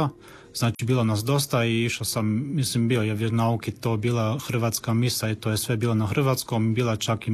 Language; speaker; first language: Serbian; early bilingual, heritage; Croatian